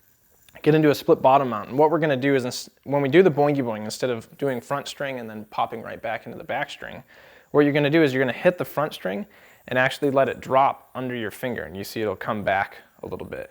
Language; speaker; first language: English; native; English